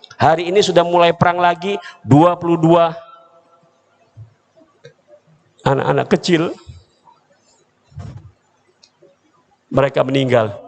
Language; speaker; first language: Indonesian; native; Indonesian